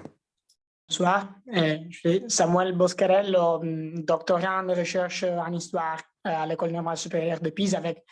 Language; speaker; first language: French; non-native, fluent; Italian